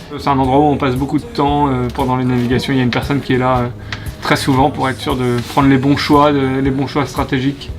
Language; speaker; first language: French; native; French